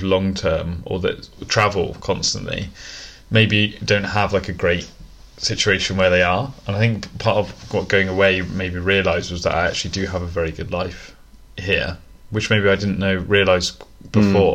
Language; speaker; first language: English; native; English